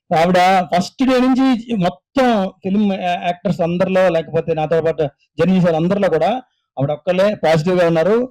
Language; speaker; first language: Telugu; native; Telugu